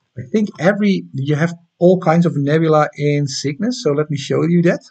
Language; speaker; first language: English; non-native, fluent; Dutch